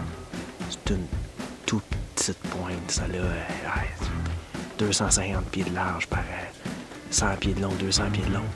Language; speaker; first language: French; native; French